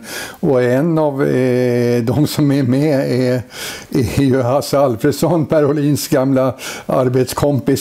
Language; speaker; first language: Swedish; native; Swedish